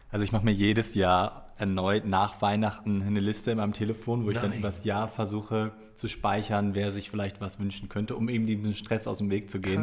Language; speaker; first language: German; native; German